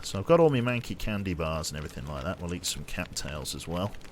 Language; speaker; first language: English; native; English